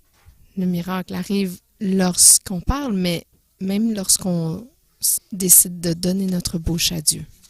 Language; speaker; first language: French; non-native, fluent; English